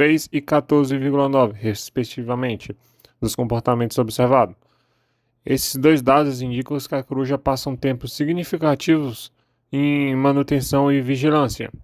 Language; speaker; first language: Portuguese; native; Portuguese